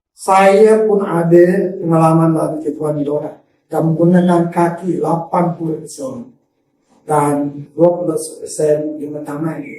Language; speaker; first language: Malay; non-native, local second language; Chinese